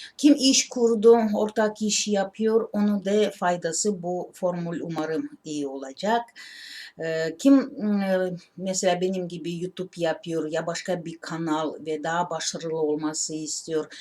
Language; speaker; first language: Turkish; non-native, learner; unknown